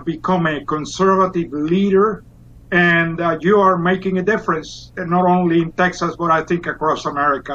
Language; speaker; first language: English; non-native, fluent; Spanish